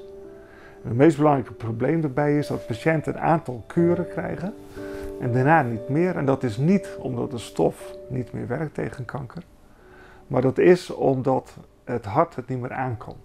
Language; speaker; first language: Dutch; native; Dutch